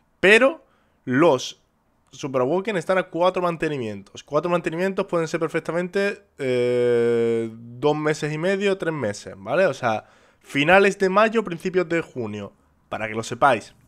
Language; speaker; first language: Spanish; native; Spanish